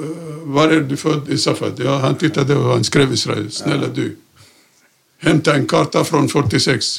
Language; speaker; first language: Swedish; non-native, fluent; Arabic